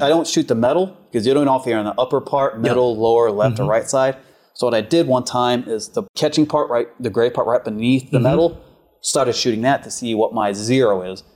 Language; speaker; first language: English; native; English